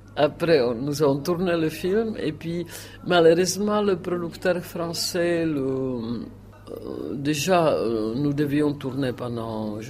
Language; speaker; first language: French; non-native, fluent; Czech